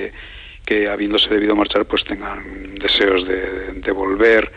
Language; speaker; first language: Spanish; native; Spanish